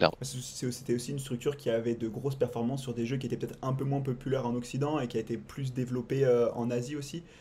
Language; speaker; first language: French; native; French